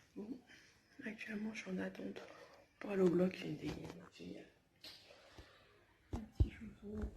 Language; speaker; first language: French; native; French